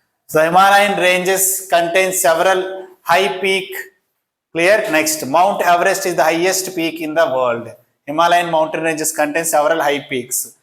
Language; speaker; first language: English; non-native, local second language; Telugu